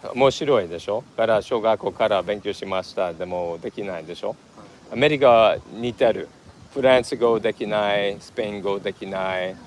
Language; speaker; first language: Japanese; non-native, learner; English